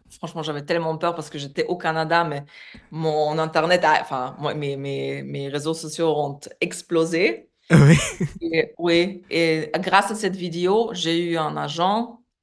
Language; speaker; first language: French; non-native, fluent; Polish